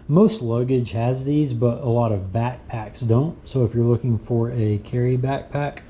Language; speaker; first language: English; native; English